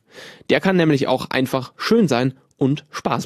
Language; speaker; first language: German; native; German